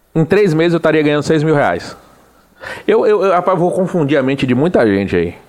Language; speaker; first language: Portuguese; native; Portuguese